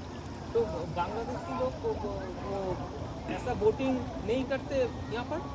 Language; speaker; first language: Hindi; non-native, local second language; Bangla